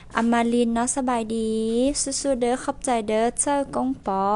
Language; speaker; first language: Lao; non-native, local second language; Hmong